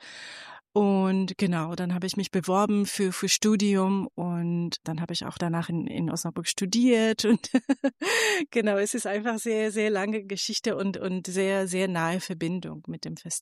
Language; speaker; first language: German; non-native, fluent; Persian